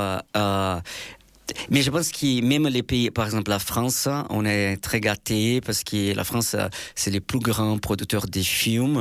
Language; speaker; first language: French; non-native, fluent; Portuguese